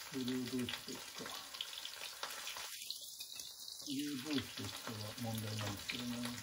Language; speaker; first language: Japanese; native; Japanese